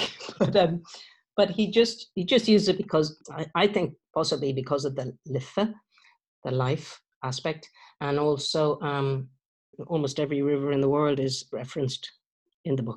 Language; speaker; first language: English; native; English